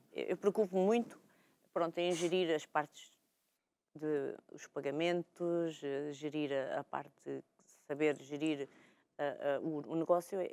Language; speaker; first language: Portuguese; early bilingual, heritage; Portuguese